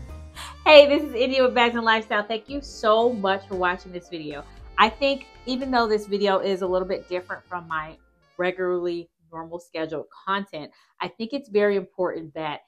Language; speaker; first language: English; native; English